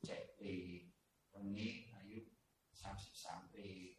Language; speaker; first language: Thai; non-native, fluent; English